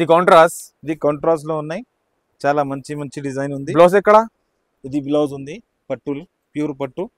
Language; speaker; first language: Telugu; non-native, local second language; Urdu